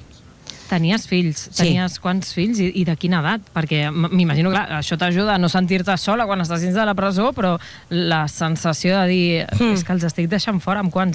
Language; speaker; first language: Catalan; native; Catalan